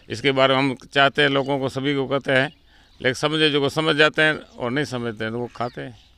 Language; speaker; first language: Hindi; native; Hindi